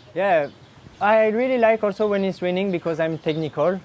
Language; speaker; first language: English; non-native, learner; French